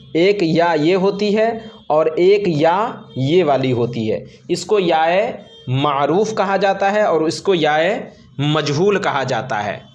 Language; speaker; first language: Hindi; native; Hindi